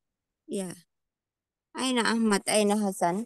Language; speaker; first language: Arabic; non-native, fluent; Indonesian